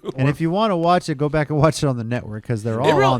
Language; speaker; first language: English; native; English